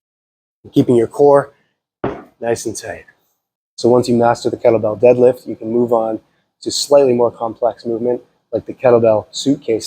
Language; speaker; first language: English; native; English